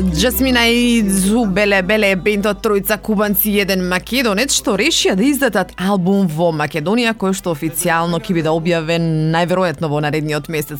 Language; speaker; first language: Macedonian; native; Macedonian